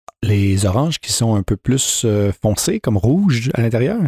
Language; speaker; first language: French; early bilingual, heritage; French